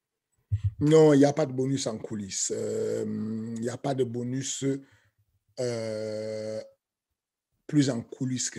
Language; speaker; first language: French; native; French